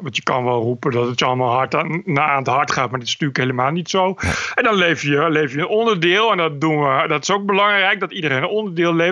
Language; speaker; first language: Dutch; native; Dutch